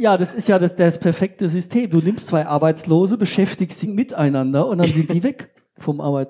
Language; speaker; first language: German; native; German